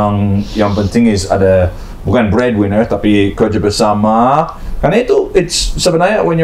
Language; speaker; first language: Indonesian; non-native, learner; English